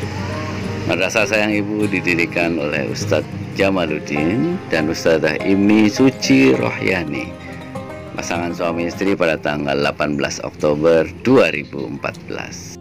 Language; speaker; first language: Indonesian; native; Indonesian